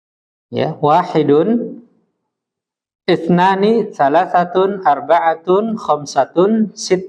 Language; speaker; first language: Arabic; non-native, fluent; Indonesian